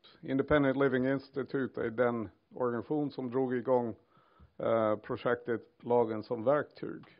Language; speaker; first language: Swedish; non-native, fluent; English